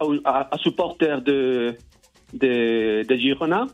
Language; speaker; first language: French; non-native, learner; Spanish